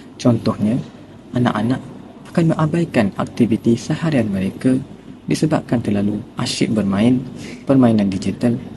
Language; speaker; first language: Malay; native; Malay